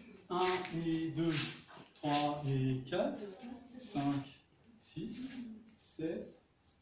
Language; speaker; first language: French; native; French